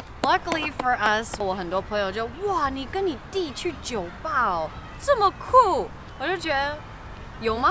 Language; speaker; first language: Chinese; early bilingual, heritage; English